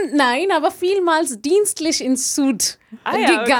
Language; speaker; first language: German; non-native, learner; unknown